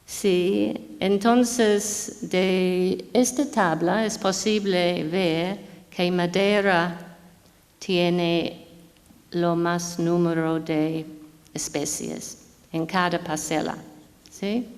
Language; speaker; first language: Spanish; non-native, fluent; English